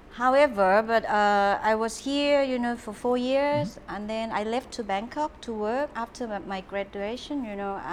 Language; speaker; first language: English; non-native, fluent; Thai